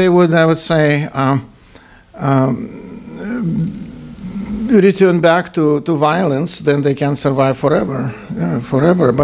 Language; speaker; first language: English; non-native, fluent; Russian